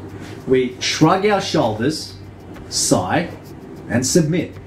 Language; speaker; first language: English; native; English